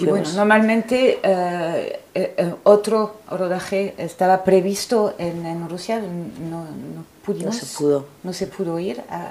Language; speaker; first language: Spanish; non-native, fluent; French